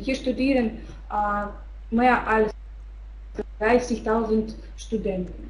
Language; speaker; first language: German; non-native, learner; Russian